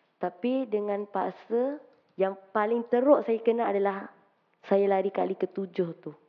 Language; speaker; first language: Malay; non-native, local second language; Tamil